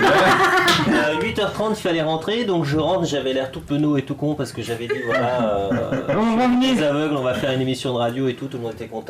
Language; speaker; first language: French; native; French